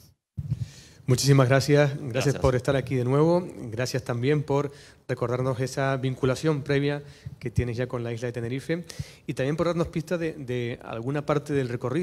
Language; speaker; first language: Spanish; native; Spanish